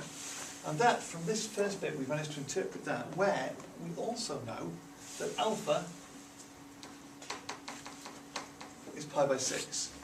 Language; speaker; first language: English; native; English